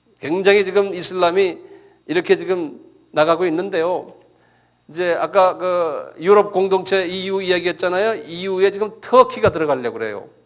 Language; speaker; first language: Korean; native; Korean